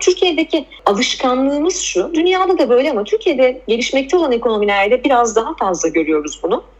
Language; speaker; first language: Turkish; native; Turkish